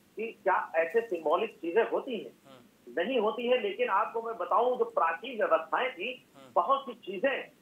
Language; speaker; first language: Hindi; native; Hindi